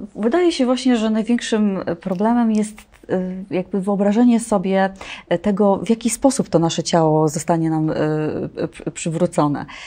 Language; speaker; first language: Polish; native; Polish